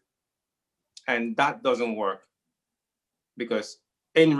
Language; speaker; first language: English; non-native, local second language; Igbo